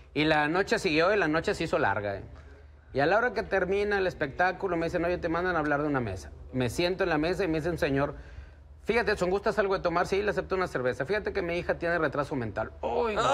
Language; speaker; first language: Spanish; native; Spanish